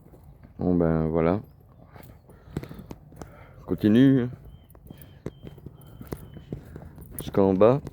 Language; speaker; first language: French; native; French